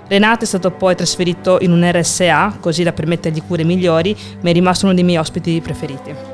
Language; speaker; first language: Italian; native; Italian